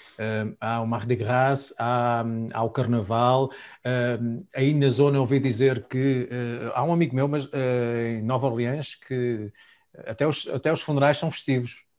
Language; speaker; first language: Portuguese; native; Portuguese